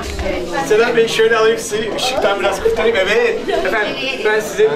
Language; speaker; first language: Turkish; native; Turkish